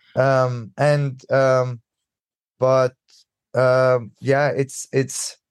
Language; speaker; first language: English; early bilingual, other home language; Swedish